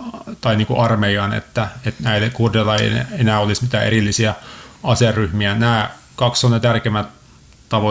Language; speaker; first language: Finnish; native; Finnish